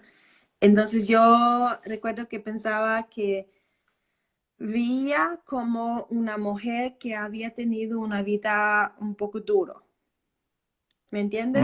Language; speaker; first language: Spanish; non-native, fluent; Danish